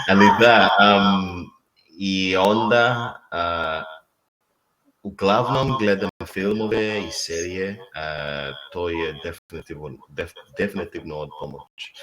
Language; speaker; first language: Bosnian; non-native, learner; English